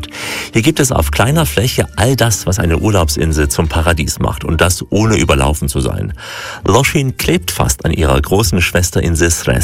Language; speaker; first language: German; native; German